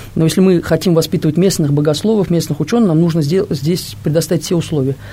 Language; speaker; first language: Russian; non-native, local second language; Tatar